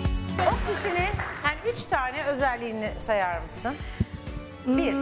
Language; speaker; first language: Turkish; native; Turkish